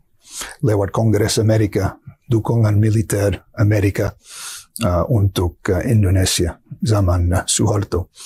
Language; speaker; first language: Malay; non-native, fluent; English